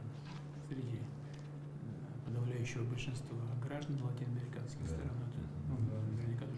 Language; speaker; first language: Russian; native; Russian